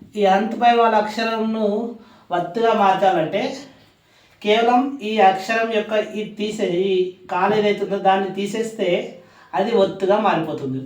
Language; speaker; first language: Telugu; non-native, local second language; Urdu